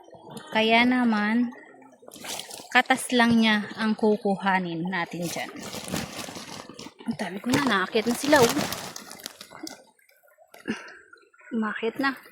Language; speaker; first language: Filipino; native; Filipino